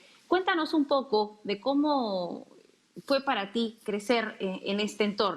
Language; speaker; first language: Spanish; native; Spanish